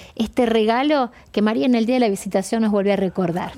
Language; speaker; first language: Spanish; native; Spanish